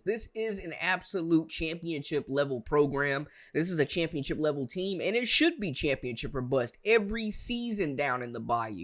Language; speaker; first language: English; native; English